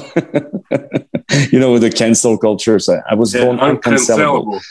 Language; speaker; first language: English; non-native, fluent; French